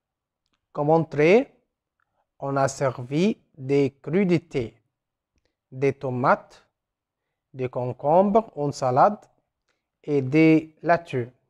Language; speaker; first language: French; non-native, fluent; Arabic